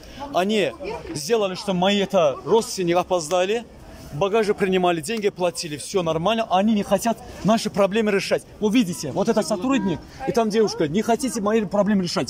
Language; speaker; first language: Russian; non-native, learner; Azerbaijani